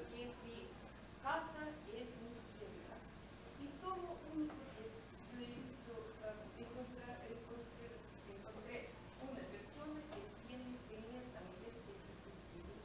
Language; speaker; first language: Spanish; non-native, learner; Russian